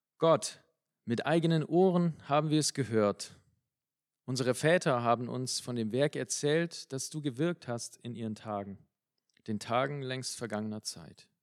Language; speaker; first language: German; native; German